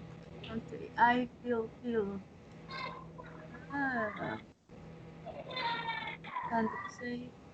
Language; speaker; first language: English; non-native, learner; Spanish